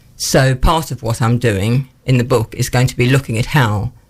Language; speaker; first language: English; native; English